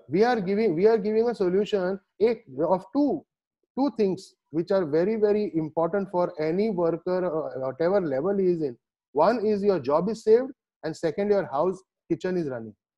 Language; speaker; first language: English; non-native, local second language; Konkani